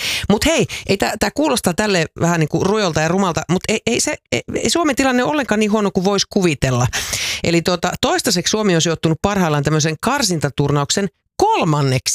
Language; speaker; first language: Finnish; native; Finnish